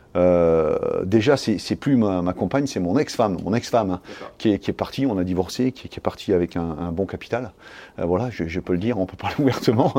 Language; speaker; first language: French; native; French